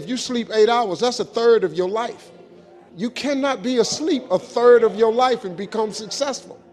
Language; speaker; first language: English; native; English